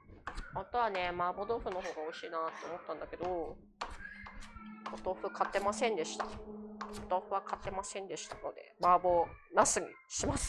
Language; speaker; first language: Japanese; native; Japanese